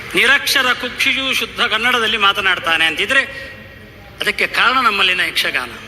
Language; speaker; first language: Kannada; non-native, local second language; Tulu